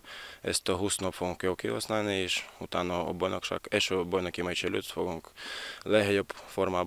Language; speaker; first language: Hungarian; non-native, learner; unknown